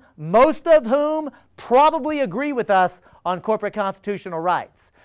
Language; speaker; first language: English; native; English